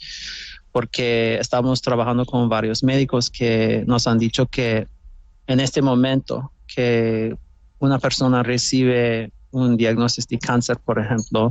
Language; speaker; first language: Spanish; non-native, fluent; English